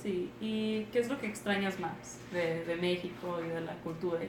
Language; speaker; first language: Spanish; early bilingual, other home language; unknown